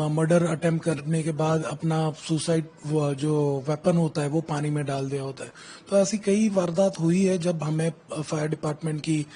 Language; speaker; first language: Hindi; non-native, local second language; Gujarati